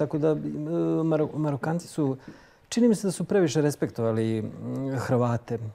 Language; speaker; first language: Serbian; native; Serbian